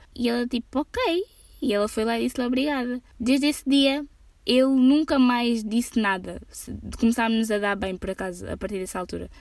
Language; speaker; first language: Portuguese; early bilingual, heritage; Portuguese